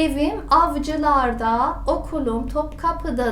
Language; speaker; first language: Turkish; non-native, fluent; Persian